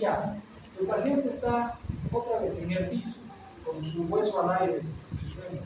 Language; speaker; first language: Spanish; native; Spanish